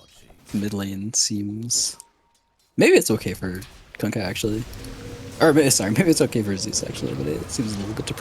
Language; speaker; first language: English; native; English